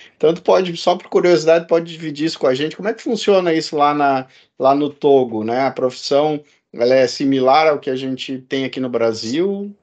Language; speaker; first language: Portuguese; native; Portuguese